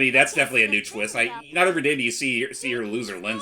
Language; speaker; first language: English; native; English